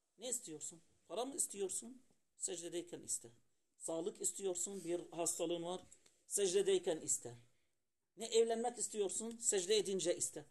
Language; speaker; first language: Turkish; non-native, fluent; Arabic